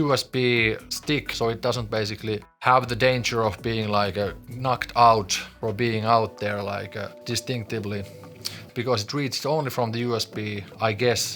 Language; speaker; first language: English; non-native, fluent; Finnish